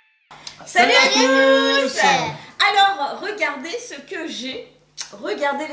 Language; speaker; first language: French; native; French